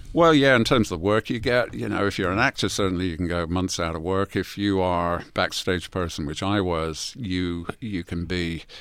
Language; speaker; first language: English; native; English